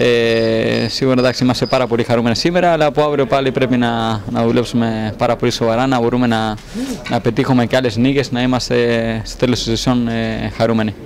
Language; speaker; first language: Greek; non-native, fluent; Spanish